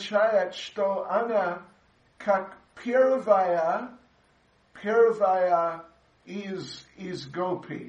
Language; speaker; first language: Russian; non-native, learner; English